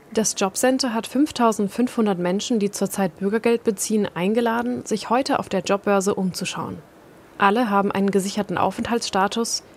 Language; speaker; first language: German; native; German